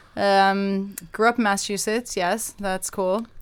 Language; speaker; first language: English; native; English